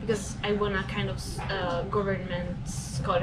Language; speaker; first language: English; non-native, fluent; Italian